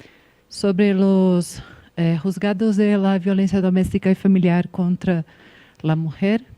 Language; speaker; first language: Spanish; non-native, learner; Portuguese